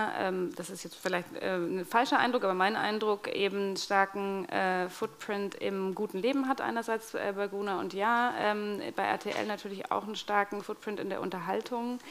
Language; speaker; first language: German; native; German